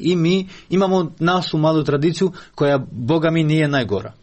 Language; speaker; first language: Serbian; non-native, fluent; Albanian